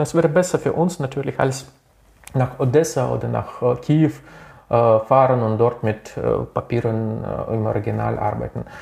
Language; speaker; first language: German; non-native, local second language; Russian